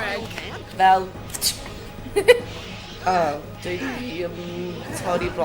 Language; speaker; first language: Welsh; non-native, local second language; English